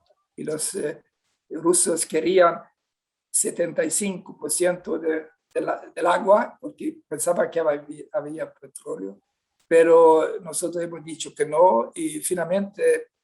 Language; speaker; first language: Spanish; non-native, fluent; Swedish